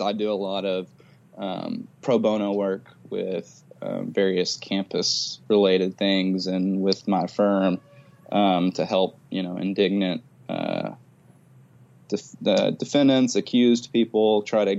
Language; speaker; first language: English; native; English